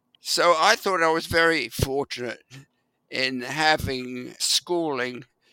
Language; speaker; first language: English; native; English